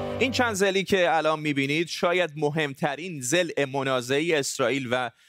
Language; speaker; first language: Persian; native; Persian